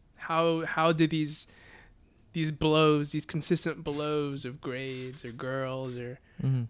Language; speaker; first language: English; native; English